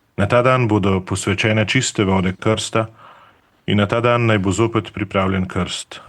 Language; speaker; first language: Slovenian; native; Slovenian